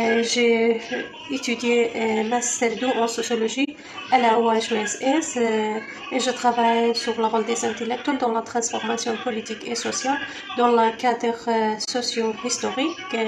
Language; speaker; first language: French; non-native, learner; Kurdish